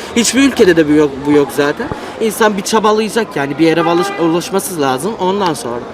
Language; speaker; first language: Turkish; non-native, fluent; Arabic